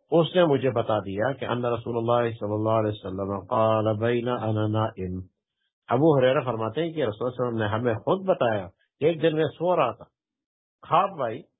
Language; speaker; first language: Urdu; non-native, local second language; Pashto